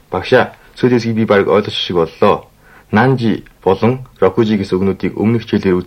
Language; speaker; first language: Mongolian; native; Mongolian